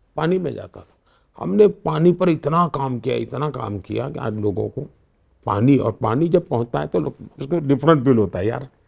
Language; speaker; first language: Hindi; non-native, local second language; Gujarati